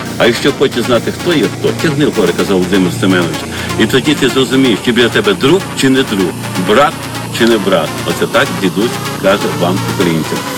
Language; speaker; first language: Ukrainian; native; Ukrainian